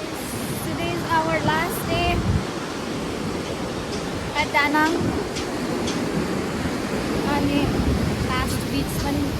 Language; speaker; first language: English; non-native, fluent; Nepali